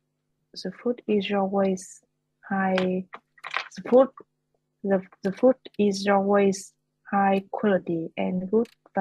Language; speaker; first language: English; non-native, learner; Vietnamese